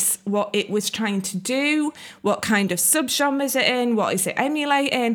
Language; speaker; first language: English; native; English